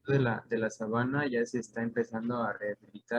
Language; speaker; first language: Spanish; native; Spanish